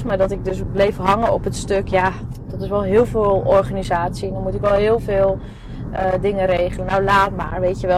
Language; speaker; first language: Dutch; native; Dutch